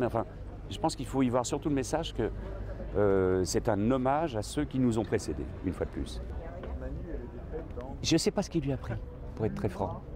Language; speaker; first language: French; native; French